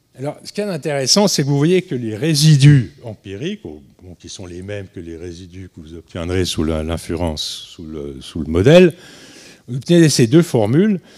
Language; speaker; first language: French; native; French